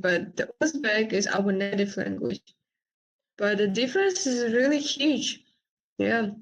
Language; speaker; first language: English; non-native, fluent; Uzbek